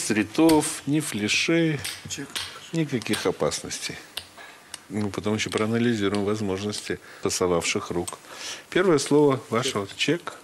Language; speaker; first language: Russian; native; Russian